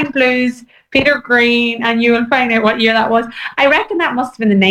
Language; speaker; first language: English; native; English